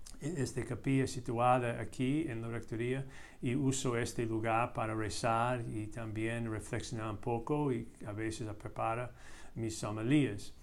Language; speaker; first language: Spanish; non-native, fluent; English